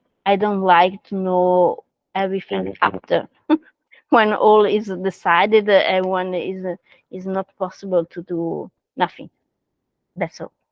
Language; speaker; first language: English; non-native, learner; Italian